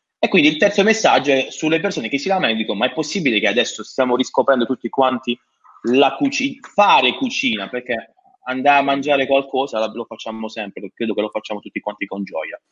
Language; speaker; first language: Italian; native; Italian